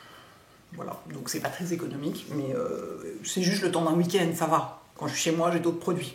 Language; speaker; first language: French; native; French